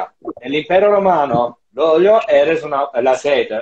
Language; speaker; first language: Spanish; non-native, learner; Italian